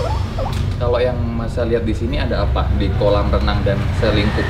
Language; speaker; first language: Indonesian; native; Indonesian